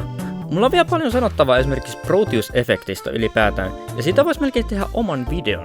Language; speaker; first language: Finnish; native; Finnish